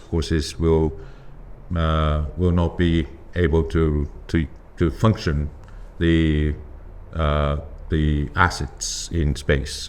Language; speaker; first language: English; non-native, fluent; Japanese